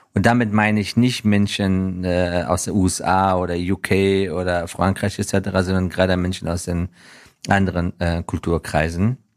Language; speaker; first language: German; non-native, fluent; Persian